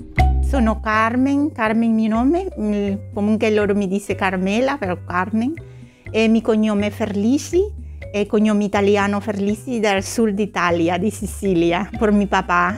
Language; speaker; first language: Italian; non-native, learner; Spanish